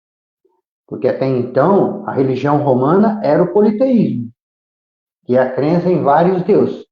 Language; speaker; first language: Portuguese; native; Portuguese